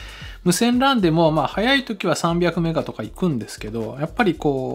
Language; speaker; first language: Japanese; native; Japanese